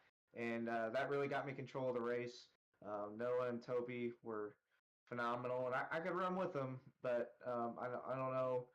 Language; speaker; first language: English; native; English